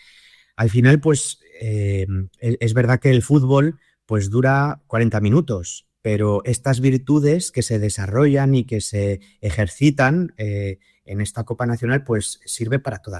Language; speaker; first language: Spanish; native; Spanish